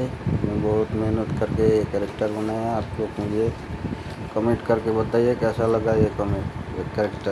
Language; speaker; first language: Hindi; non-native, local second language; Bangla